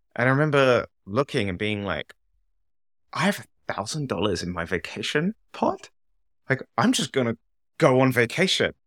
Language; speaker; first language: English; native; English